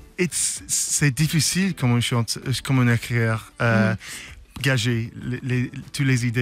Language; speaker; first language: French; non-native, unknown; English